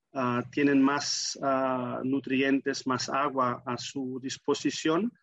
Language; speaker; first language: Spanish; non-native, fluent; German